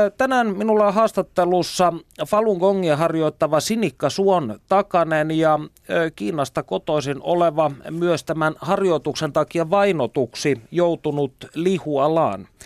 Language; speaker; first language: Finnish; native; Finnish